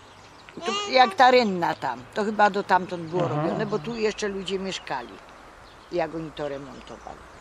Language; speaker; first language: Polish; native; Polish